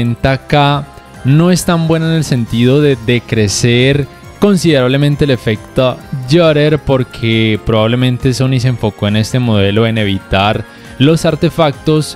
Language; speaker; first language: Spanish; native; Spanish